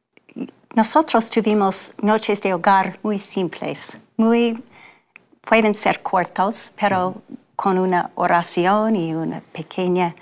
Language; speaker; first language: Spanish; non-native, fluent; English